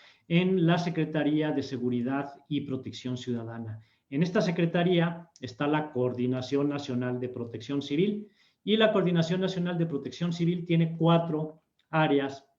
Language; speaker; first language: Spanish; native; Spanish